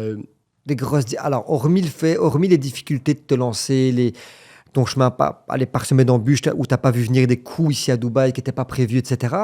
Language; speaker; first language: French; native; French